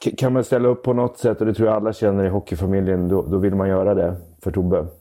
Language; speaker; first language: Swedish; native; Swedish